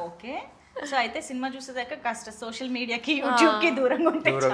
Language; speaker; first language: Telugu; native; Telugu